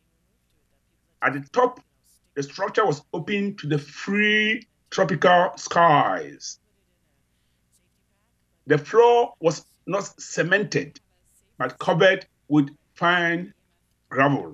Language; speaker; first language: English; non-native, local second language; Akan